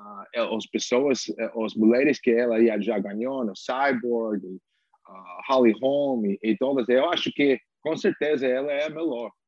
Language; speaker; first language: Portuguese; non-native, learner; English